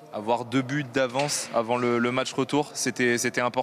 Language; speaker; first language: French; native; French